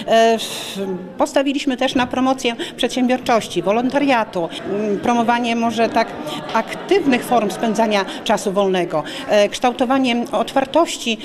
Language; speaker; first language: Polish; native; Polish